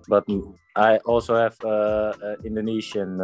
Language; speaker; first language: English; non-native, fluent; Dutch